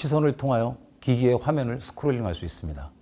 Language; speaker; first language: Korean; native; Korean